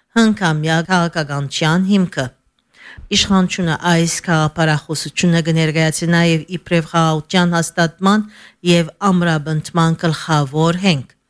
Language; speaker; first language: Armenian; early bilingual, heritage; Armenian